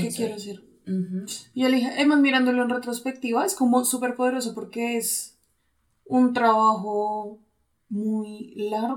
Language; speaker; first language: Spanish; native; Spanish